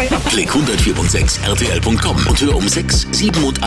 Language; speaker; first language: German; native; German